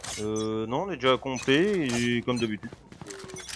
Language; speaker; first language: French; native; French